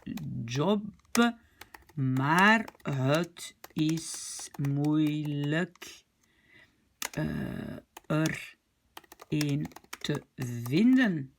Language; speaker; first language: Dutch; non-native, local second language; French